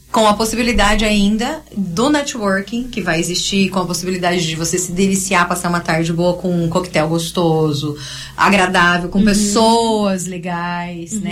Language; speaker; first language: Portuguese; native; Portuguese